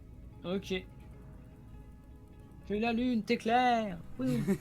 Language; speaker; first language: French; native; French